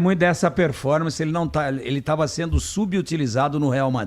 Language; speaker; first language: Portuguese; native; Portuguese